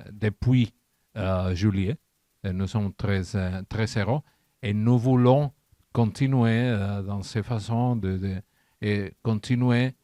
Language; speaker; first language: French; non-native, learner; Catalan